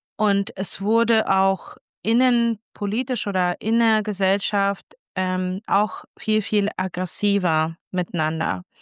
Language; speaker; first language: German; early bilingual, other home language; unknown